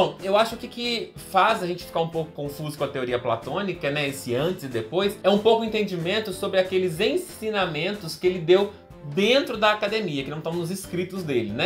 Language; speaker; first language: Portuguese; native; Portuguese